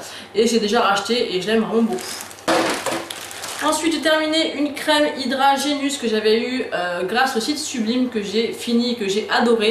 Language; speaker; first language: French; native; French